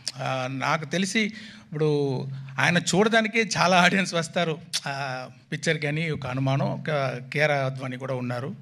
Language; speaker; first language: Telugu; non-native, local second language; Tamil